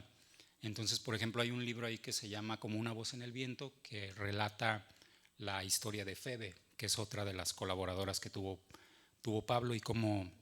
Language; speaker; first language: Spanish; native; Spanish